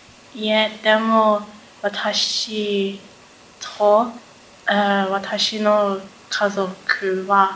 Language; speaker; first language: Japanese; non-native, learner; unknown